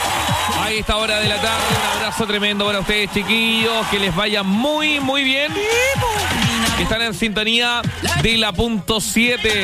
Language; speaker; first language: Spanish; native; Spanish